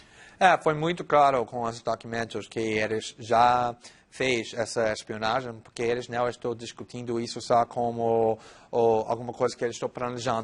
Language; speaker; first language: Portuguese; non-native, fluent; English